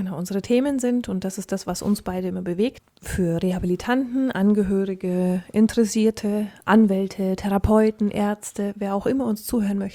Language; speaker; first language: German; native; German